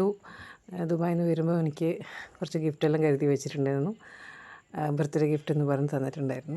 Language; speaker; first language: Malayalam; native; Malayalam